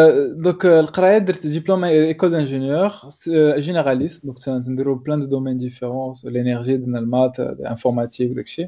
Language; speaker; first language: Arabic; native; Arabic